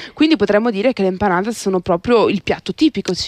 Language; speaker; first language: Italian; native; Italian